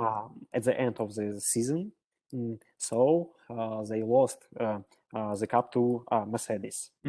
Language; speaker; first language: English; non-native, learner; Russian